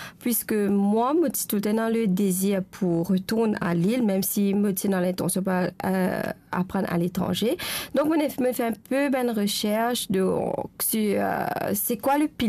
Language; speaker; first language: French; non-native, local second language; Morisyen